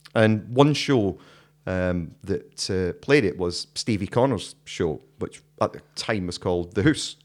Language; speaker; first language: English; native; English